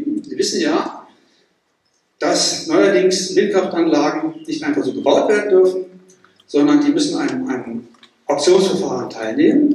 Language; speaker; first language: German; native; German